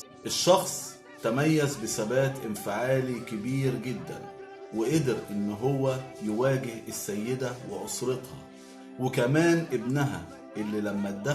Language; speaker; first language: Arabic; native; Arabic